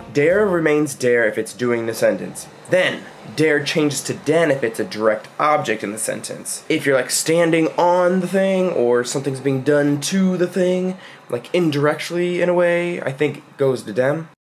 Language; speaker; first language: English; native; English